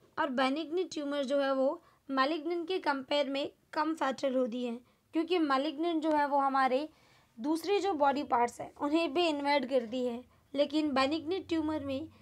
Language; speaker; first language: Hindi; non-native, local second language; Gujarati